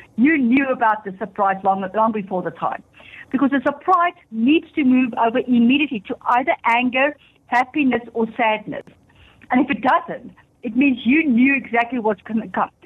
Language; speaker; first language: English; non-native, local second language; Afrikaans